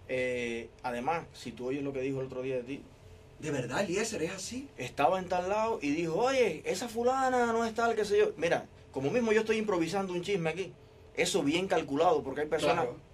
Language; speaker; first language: Spanish; native; Spanish